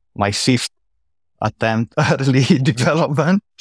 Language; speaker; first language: English; non-native, fluent; Romanian